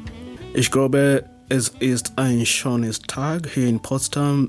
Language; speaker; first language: German; non-native, learner; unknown